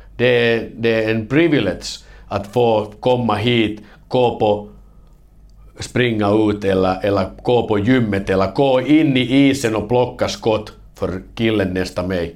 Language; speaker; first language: Swedish; non-native, learner; Finnish